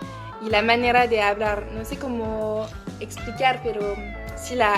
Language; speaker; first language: Spanish; non-native, learner; French